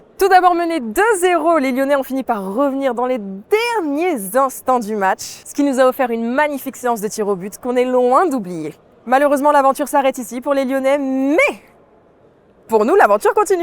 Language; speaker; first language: French; native; French